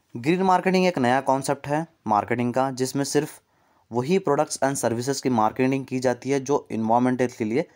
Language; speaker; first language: Hindi; non-native, local second language; Kannada